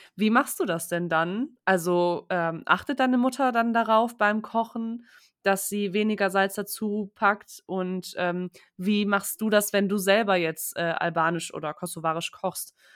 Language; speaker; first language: German; native; German